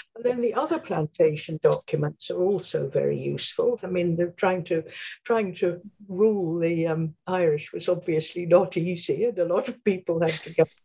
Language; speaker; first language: English; native; English